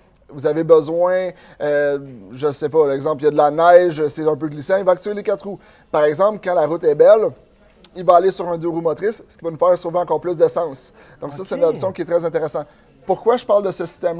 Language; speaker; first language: French; native; French